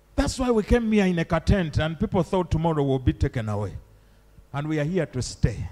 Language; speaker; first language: English; non-native, local second language; Ganda